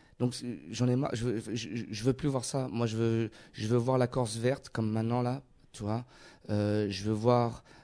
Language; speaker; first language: French; native; French